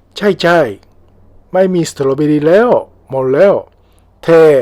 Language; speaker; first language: Thai; non-native, learner; Japanese